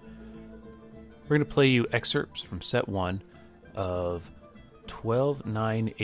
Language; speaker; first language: English; native; English